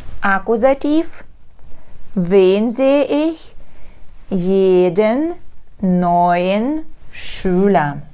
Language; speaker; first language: German; non-native, fluent; Ukrainian